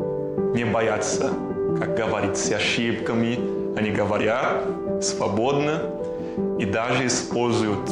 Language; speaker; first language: Russian; non-native, fluent; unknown